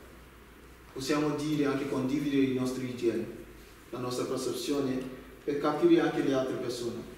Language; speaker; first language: Italian; non-native, learner; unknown